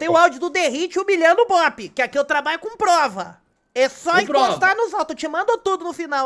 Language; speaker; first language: Portuguese; native; Portuguese